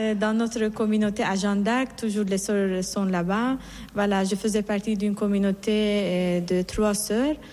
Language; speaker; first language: French; non-native, fluent; Persian